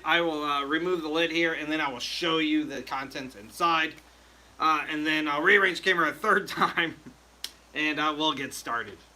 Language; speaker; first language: English; native; English